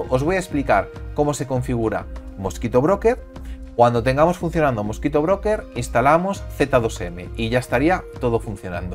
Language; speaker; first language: Spanish; native; Spanish